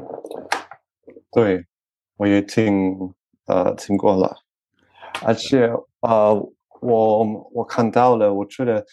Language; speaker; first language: Chinese; non-native, learner; French